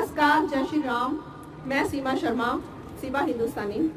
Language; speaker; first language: Hindi; native; Hindi